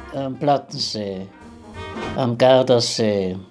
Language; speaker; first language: German; native; German